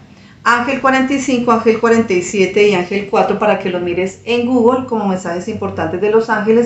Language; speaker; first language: Spanish; native; Spanish